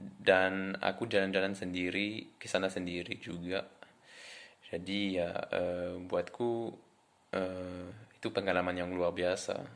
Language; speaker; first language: Indonesian; non-native, fluent; French